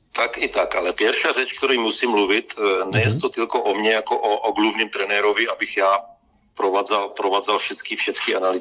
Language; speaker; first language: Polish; non-native, learner; Czech